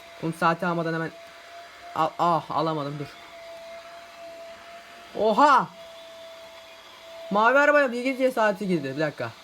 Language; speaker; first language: Turkish; native; Turkish